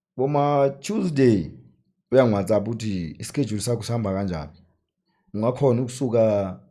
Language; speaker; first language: Zulu; native; Zulu